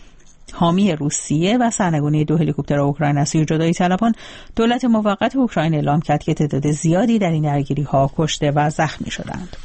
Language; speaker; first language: Persian; native; Persian